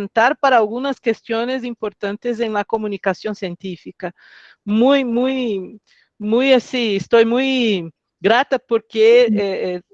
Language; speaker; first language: Spanish; non-native, fluent; Portuguese